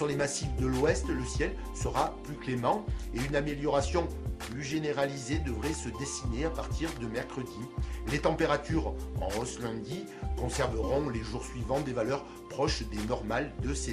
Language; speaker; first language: French; native; French